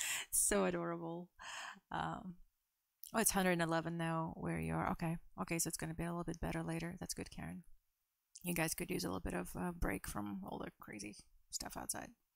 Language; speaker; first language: English; non-native, fluent; Russian